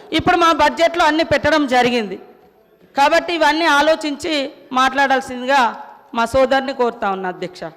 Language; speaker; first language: Telugu; non-native, local second language; Koya